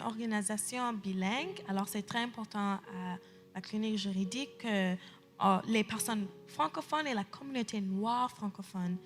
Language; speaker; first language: French; early bilingual, heritage; English